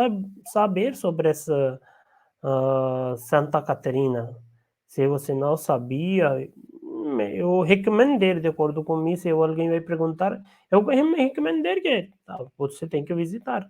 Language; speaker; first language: Portuguese; non-native, learner; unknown